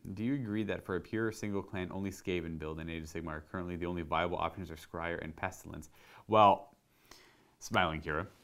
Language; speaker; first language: English; native; English